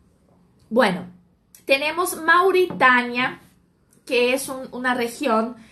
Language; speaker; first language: Spanish; non-native, fluent; Portuguese